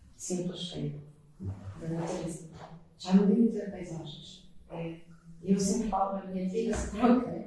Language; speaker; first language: Portuguese; non-native, fluent; Russian